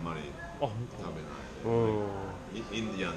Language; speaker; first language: Japanese; non-native, learner; English